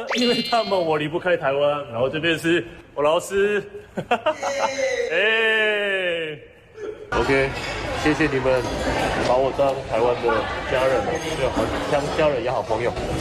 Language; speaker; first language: Chinese; non-native, fluent; Korean